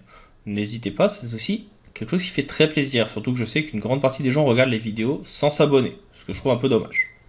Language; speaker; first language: French; native; French